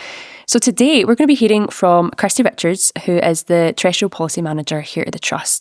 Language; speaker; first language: English; native; English